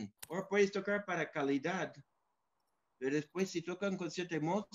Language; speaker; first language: Spanish; non-native, fluent; English